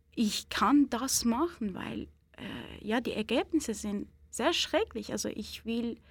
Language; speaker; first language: German; non-native, fluent; Persian